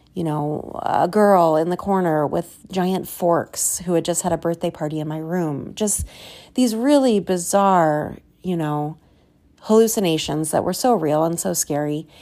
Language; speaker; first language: English; native; English